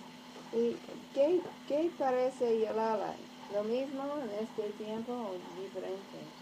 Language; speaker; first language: Spanish; non-native, learner; English